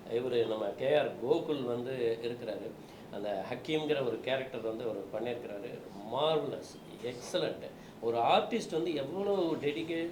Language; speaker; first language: Tamil; native; Tamil